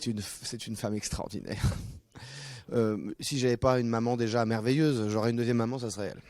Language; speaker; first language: French; native; French